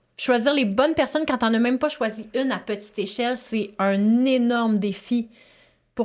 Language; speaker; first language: French; native; French